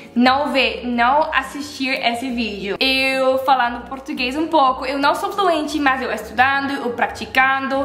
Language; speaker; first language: Portuguese; non-native, learner; Dutch